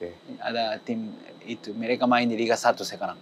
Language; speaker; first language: Indonesian; non-native, learner; Japanese